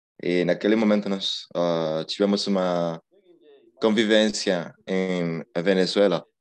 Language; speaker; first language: Portuguese; non-native, fluent; Spanish